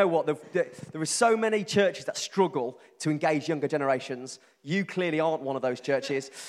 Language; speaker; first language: English; native; English